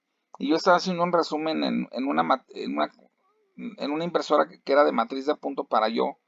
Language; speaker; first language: Spanish; native; Spanish